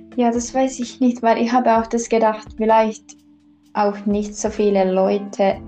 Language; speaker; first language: German; non-native, learner; Finnish